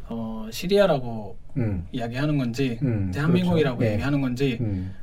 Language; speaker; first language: Korean; non-native, fluent; Arabic